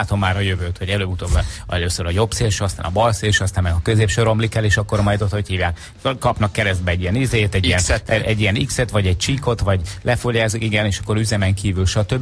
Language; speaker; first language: Hungarian; native; Hungarian